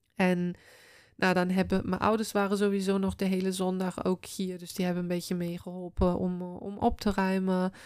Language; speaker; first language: Dutch; non-native, fluent; German